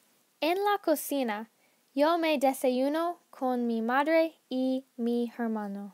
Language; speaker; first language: Spanish; non-native, learner; English